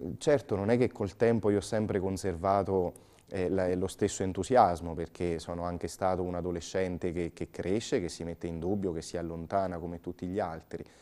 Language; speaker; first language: Italian; native; Italian